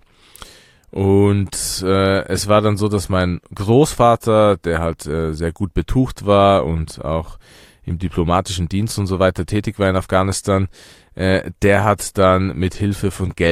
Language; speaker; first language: German; early bilingual, other home language; Persian